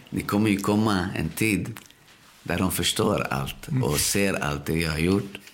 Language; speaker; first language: Swedish; early bilingual, other home language; Spanish